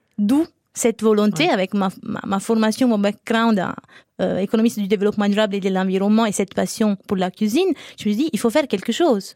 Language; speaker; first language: French; non-native, fluent; Italian